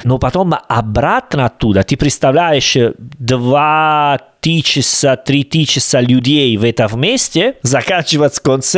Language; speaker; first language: Russian; non-native, learner; Italian